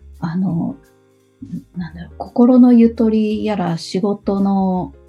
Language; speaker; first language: Japanese; native; Japanese